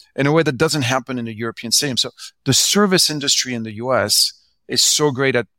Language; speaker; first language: English; non-native, fluent; French